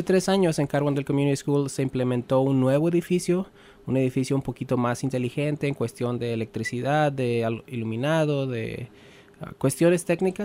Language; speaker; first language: Spanish; native; Spanish